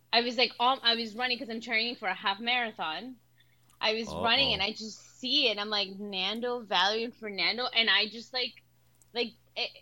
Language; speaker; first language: English; early bilingual, other home language; Spanish